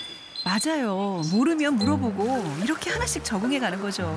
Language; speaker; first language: Korean; native; Korean